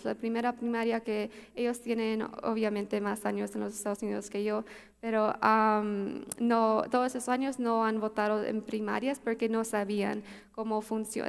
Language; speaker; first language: Spanish; early bilingual, heritage; Spanish